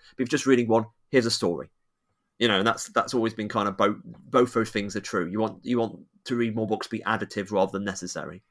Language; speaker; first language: English; native; English